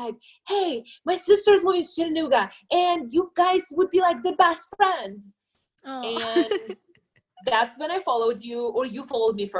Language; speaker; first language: English; non-native, fluent; Ukrainian